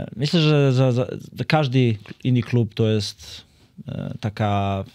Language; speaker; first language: Polish; non-native, fluent; Serbian